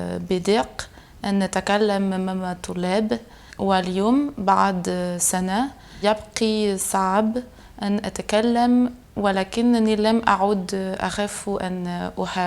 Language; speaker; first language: Arabic; non-native, learner; French